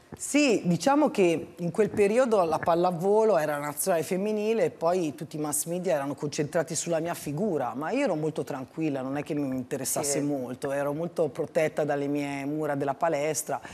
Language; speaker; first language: Italian; native; Italian